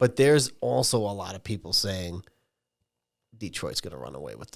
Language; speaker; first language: English; native; English